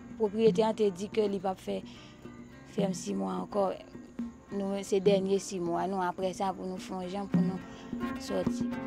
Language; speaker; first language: Haitian Creole; native; Haitian Creole